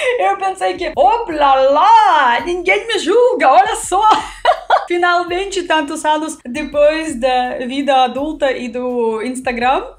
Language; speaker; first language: Portuguese; non-native, fluent; Russian